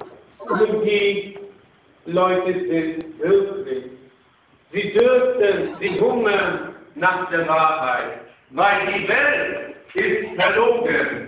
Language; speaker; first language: German; non-native, fluent; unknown